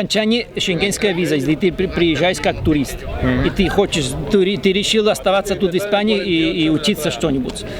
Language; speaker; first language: Russian; non-native, fluent; Spanish